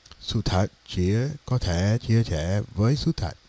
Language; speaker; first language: Vietnamese; non-native, learner; English